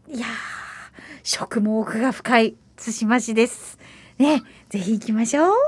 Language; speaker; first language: Japanese; native; Japanese